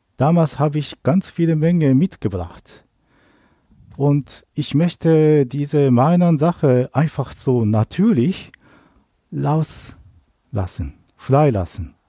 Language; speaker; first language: German; non-native, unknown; Japanese